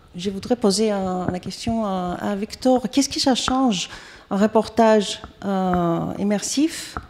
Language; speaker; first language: French; non-native, fluent; Greek